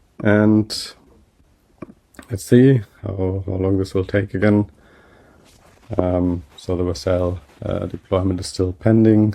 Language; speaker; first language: English; non-native, fluent; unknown